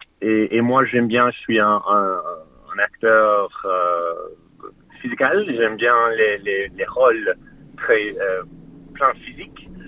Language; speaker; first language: French; non-native, learner; English